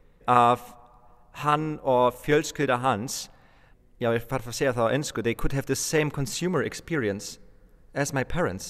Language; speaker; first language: Icelandic; non-native, fluent; Polish